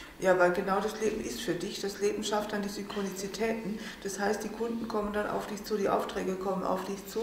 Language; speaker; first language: German; native; German